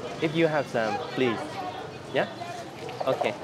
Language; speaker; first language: English; non-native, learner; Vietnamese